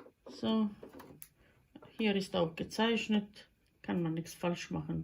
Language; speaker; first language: German; non-native, fluent; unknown